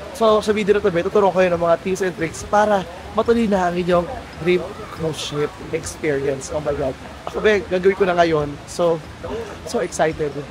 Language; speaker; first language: Filipino; native; Filipino